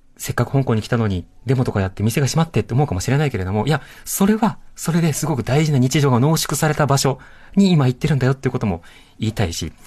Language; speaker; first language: Japanese; native; Japanese